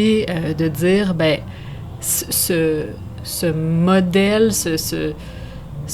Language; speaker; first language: French; native; French